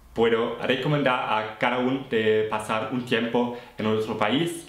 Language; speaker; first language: English; non-native, fluent; German